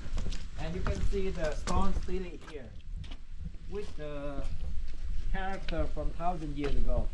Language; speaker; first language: English; non-native, fluent; Vietnamese